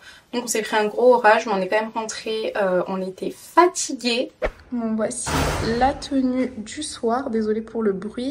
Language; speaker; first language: French; native; French